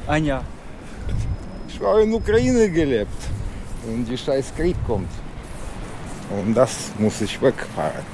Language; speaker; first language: German; non-native, learner; Russian